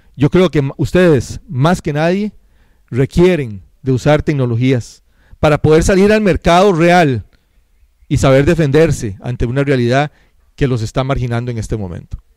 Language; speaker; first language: Spanish; native; Spanish